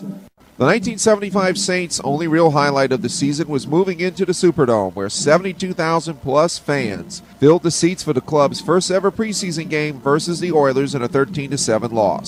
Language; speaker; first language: English; native; English